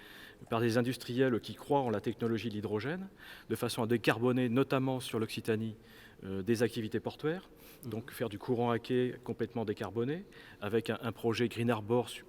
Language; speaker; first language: French; native; French